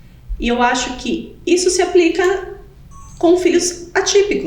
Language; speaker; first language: Portuguese; native; Portuguese